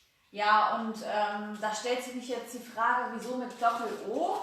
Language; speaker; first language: German; native; German